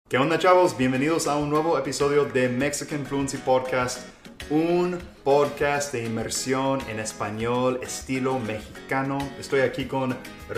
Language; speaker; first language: Spanish; non-native, fluent; English